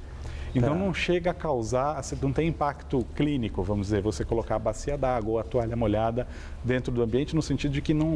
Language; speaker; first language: Portuguese; native; Portuguese